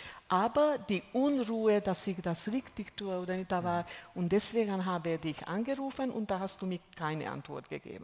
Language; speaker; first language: German; non-native, fluent; Hungarian